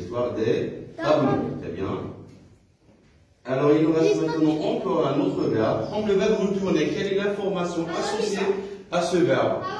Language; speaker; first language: French; non-native, local second language; Arabic